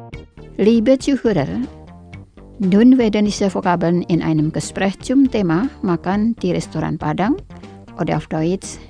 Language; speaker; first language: German; non-native, fluent; Indonesian